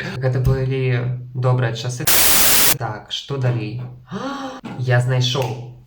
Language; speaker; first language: Belarusian; non-native, local second language; Russian